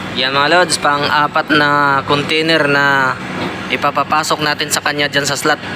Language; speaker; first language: Filipino; non-native, local second language; Cebuano